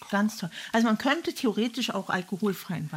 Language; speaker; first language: German; native; German